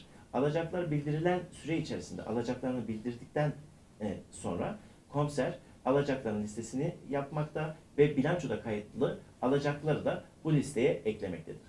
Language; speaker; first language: Turkish; native; Turkish